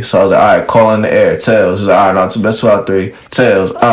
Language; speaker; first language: English; early bilingual, other home language; French